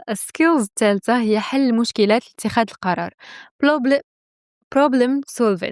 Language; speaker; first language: Arabic; native; Arabic